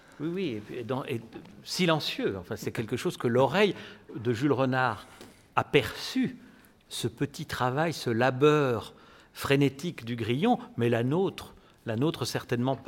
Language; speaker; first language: French; native; French